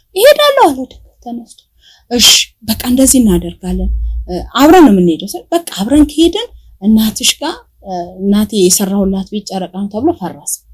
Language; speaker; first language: Amharic; native; Amharic